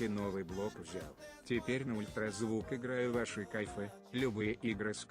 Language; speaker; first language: Russian; native; Russian